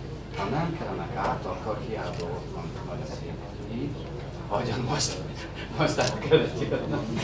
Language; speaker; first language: Hungarian; non-native, fluent; Mongolian